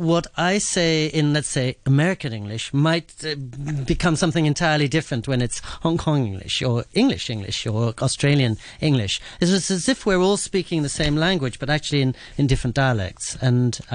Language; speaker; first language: English; native; English